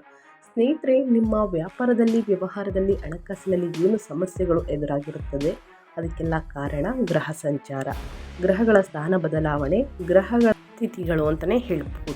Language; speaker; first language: Kannada; native; Kannada